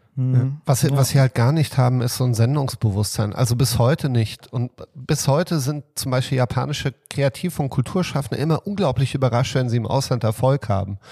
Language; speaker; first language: German; early bilingual, other home language; Serbian